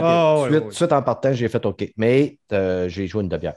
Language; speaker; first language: French; native; French